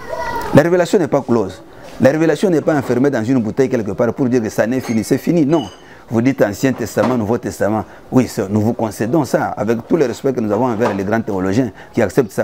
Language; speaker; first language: French; non-native, local second language; Luba-Lulua